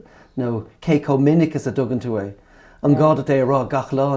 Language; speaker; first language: Irish; non-native, learner; English